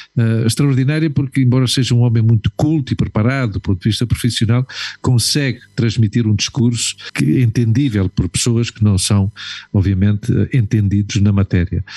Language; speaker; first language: Portuguese; native; Portuguese